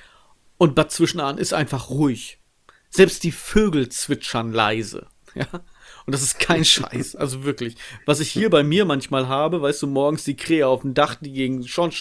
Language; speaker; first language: German; native; German